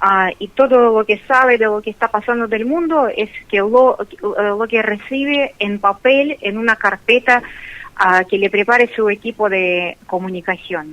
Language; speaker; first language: Spanish; non-native, fluent; Russian